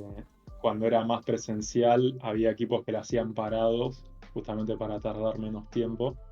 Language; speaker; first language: Spanish; native; Spanish